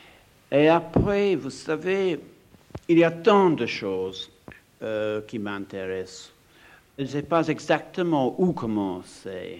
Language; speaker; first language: French; non-native, fluent; English